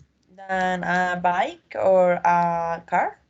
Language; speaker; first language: English; non-native, learner; Spanish